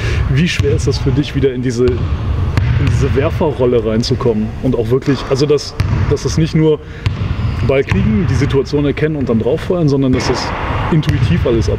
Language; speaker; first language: German; native; German